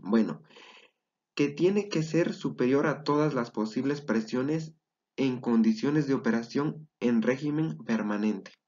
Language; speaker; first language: Spanish; native; Spanish